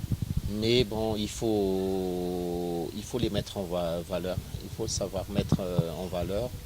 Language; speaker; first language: French; non-native, local second language; Malagasy